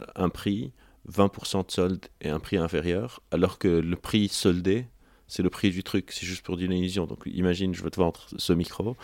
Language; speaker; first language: French; non-native, local second language; Arabic